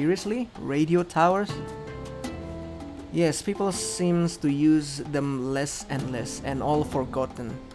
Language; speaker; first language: English; non-native, fluent; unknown